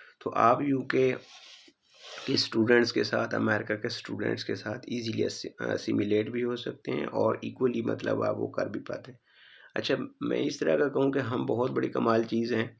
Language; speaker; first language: Urdu; non-native, local second language; Punjabi